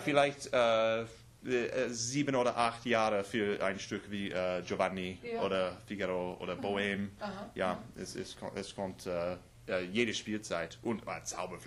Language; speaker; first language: German; non-native, learner; English